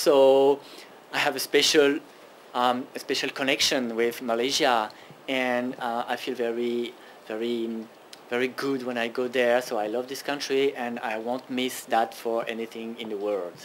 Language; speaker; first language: English; non-native, fluent; French